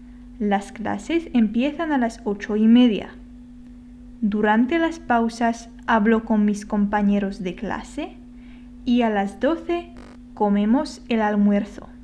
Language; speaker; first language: Spanish; non-native, fluent; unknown